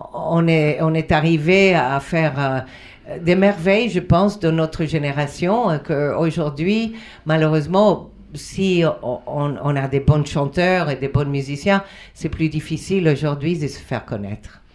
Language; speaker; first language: French; non-native, fluent; Spanish